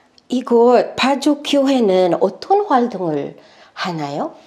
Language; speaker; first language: Korean; non-native, learner; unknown